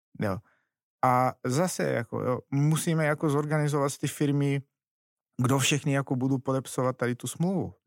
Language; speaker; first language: Czech; non-native, fluent; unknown